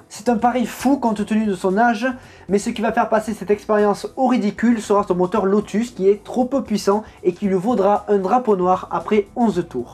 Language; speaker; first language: French; native; French